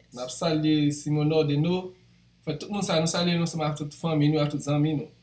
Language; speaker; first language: French; non-native, local second language; Haitian Creole